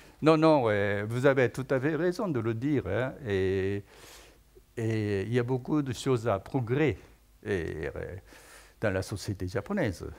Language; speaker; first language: French; non-native, fluent; Japanese